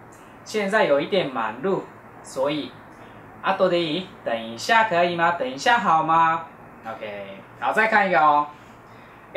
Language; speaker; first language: Chinese; non-native, fluent; Japanese